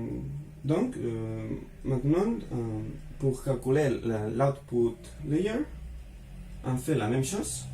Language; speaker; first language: French; non-native, fluent; Spanish